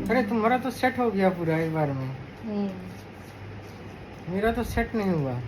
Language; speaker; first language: Hindi; non-native, local second language; Bangla